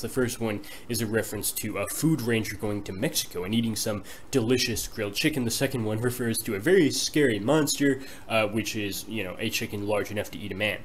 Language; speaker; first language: English; native; English